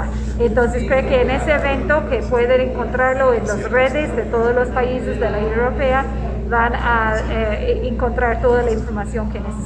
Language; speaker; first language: Spanish; non-native, fluent; English